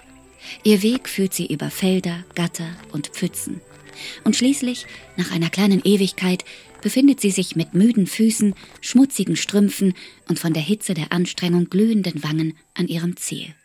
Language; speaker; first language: German; native; German